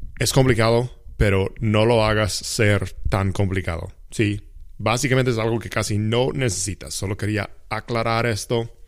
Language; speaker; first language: Spanish; non-native, fluent; English